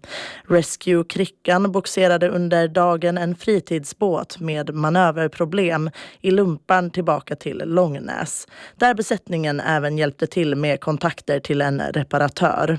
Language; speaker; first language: Swedish; native; Swedish